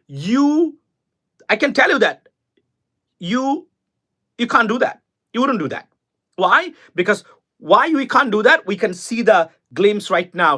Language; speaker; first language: English; non-native, local second language; Bangla